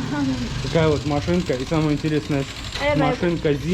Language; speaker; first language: Russian; native; Russian